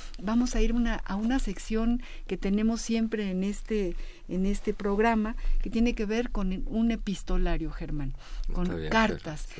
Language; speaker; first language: Spanish; native; Spanish